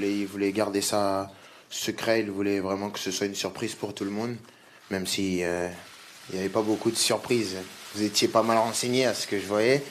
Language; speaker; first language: French; native; French